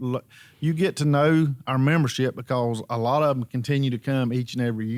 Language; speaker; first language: English; native; English